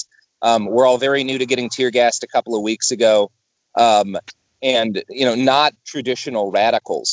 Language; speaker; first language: English; native; English